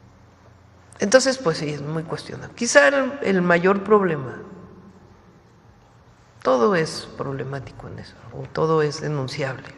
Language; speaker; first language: Spanish; native; Spanish